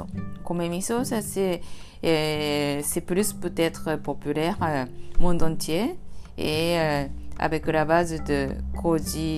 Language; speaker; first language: French; non-native, fluent; Japanese